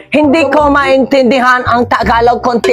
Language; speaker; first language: Filipino; non-native, local second language; Cebuano